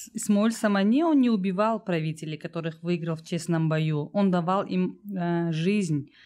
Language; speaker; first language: Russian; non-native, local second language; Tajik